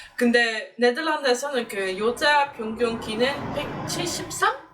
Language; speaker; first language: Korean; non-native, fluent; Dutch